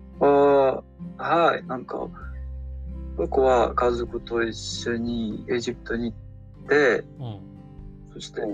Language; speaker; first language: Japanese; non-native, learner; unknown